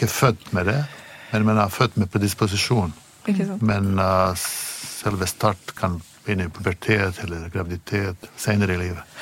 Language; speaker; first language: Norwegian; non-native, fluent; Bosnian